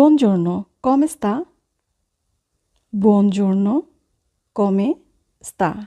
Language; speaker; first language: Italian; non-native, fluent; Bangla